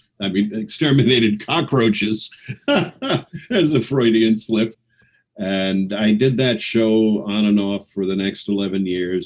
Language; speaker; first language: English; native; English